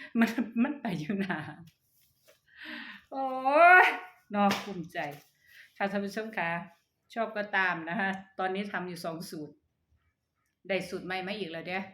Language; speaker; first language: Thai; non-native, local second language; Northeastern Thai